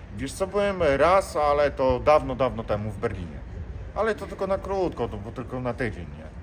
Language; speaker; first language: Polish; native; Polish